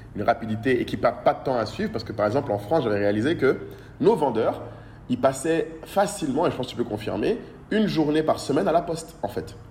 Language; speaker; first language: French; non-native, local second language; Bambara